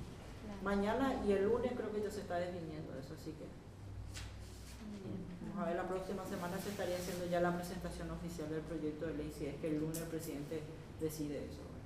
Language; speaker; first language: Spanish; native; Spanish